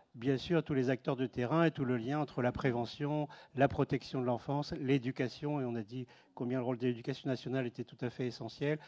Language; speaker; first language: French; native; French